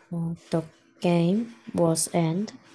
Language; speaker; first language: English; non-native, learner; Korean